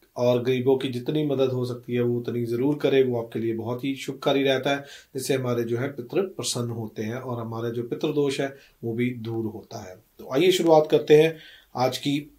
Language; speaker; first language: Hindi; native; Hindi